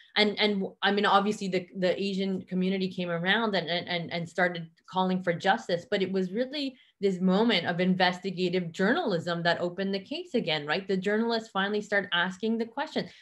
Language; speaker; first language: English; native; English